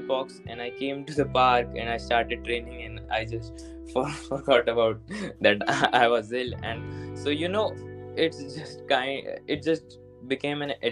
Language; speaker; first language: English; non-native, local second language; Hindi